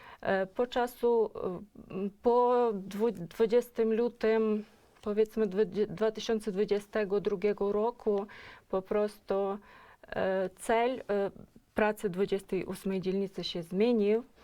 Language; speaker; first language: Polish; non-native, fluent; Ukrainian